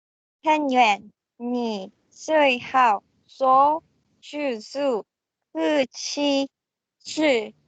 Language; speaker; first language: Chinese; non-native, learner; Malay